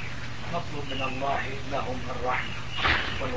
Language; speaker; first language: Arabic; non-native, fluent; Turkish